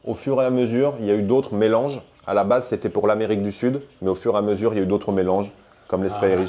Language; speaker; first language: French; native; French